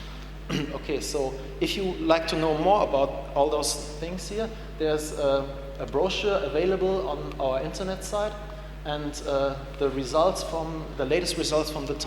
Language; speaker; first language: English; non-native, fluent; German